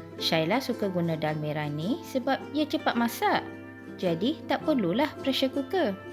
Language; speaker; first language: Malay; non-native, local second language; Tamil